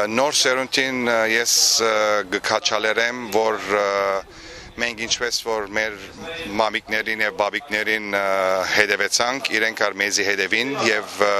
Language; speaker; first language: Armenian; early bilingual, heritage; Armenian